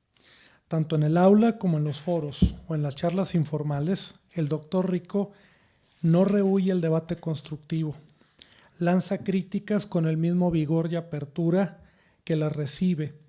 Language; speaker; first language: Spanish; native; Spanish